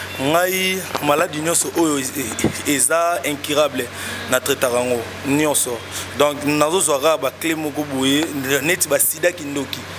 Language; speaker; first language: Lingala; non-native, local second language; Kongo